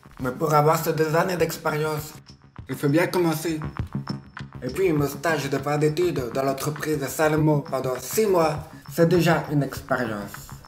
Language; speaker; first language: French; native; French